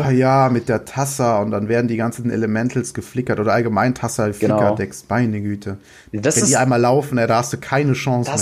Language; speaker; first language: German; native; German